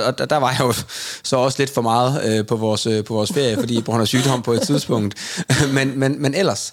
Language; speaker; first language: Danish; native; Danish